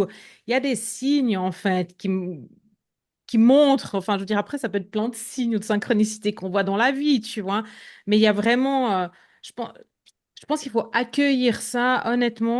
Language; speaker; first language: French; native; French